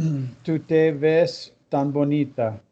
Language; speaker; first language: Spanish; non-native, learner; English